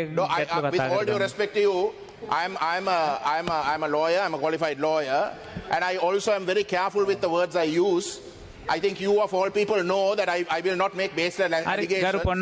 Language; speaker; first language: English; non-native, local second language; Tamil